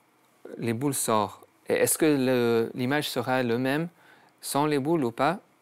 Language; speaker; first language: French; non-native, learner; English